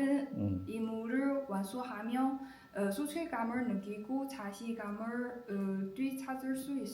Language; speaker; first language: Korean; non-native, learner; Chinese